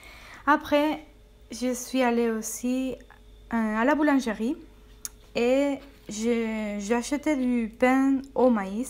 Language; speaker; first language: French; non-native, fluent; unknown